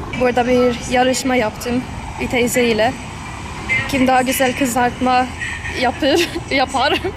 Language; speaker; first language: Turkish; non-native, fluent; Swedish